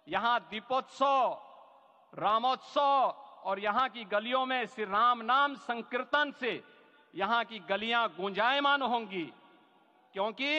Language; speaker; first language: Hindi; native; Hindi